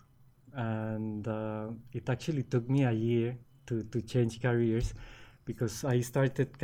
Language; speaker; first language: English; non-native, fluent; Spanish